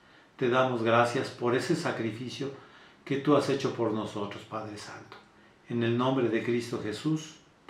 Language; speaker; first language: Spanish; native; Spanish